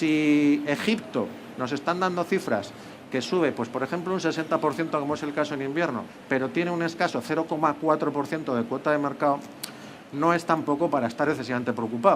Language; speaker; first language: Spanish; native; Spanish